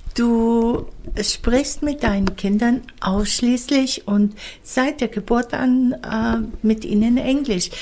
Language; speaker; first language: German; native; German